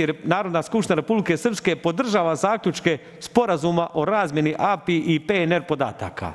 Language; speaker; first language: Serbian; native; Serbian